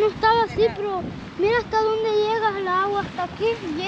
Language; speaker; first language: Spanish; early bilingual, other home language; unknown